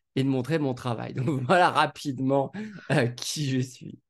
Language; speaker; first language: French; native; French